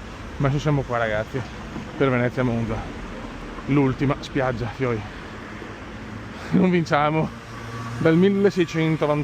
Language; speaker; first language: Italian; native; Italian